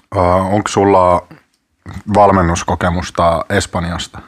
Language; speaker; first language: Finnish; native; Finnish